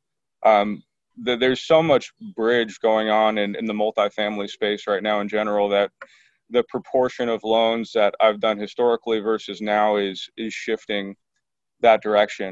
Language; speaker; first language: English; native; English